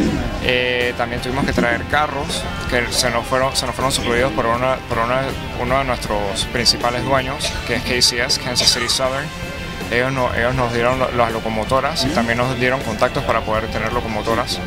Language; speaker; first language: Spanish; native; Spanish